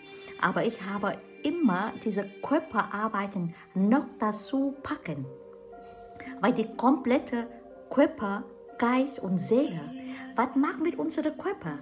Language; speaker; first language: German; non-native, fluent; Vietnamese